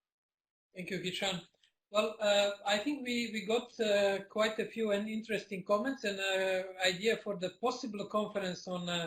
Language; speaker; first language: English; non-native, fluent; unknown